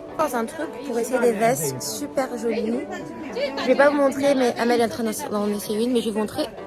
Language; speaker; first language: French; early bilingual, other home language; Arabic